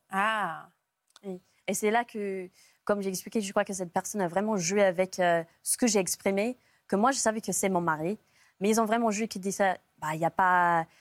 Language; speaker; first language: French; non-native, fluent; English